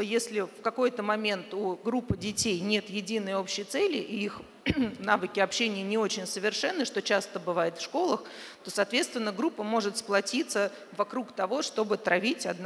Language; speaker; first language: Russian; native; Russian